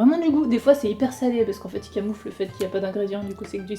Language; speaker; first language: French; native; French